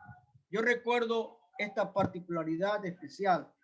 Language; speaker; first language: Spanish; native; Spanish